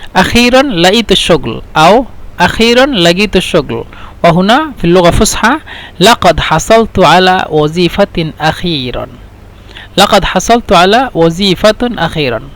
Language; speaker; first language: Egyptian Arabic; non-native, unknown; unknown